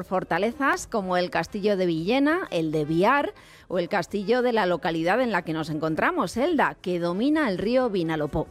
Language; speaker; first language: Spanish; native; Spanish